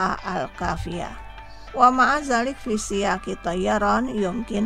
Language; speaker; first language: Arabic; non-native, fluent; Indonesian